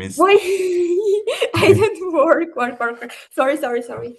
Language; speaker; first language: English; non-native, learner; Uzbek